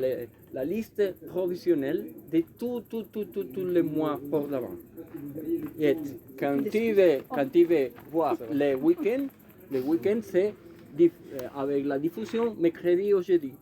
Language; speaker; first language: French; non-native, learner; Spanish